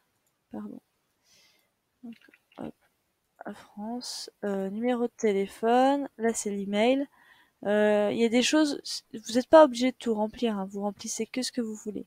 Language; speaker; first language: French; native; French